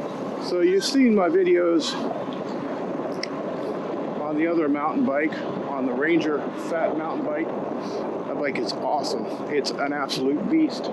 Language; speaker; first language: English; native; English